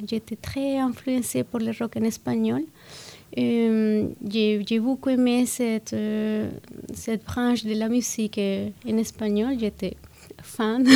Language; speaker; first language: French; non-native, fluent; Spanish